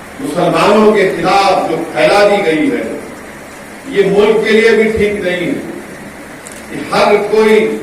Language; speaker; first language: Urdu; native; Urdu